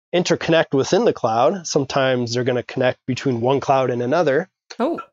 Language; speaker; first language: English; native; English